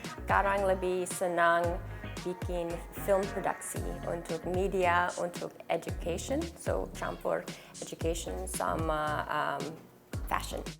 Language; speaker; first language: Indonesian; non-native, learner; English